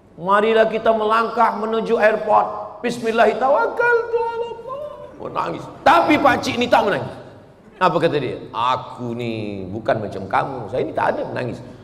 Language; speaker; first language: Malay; native; Malay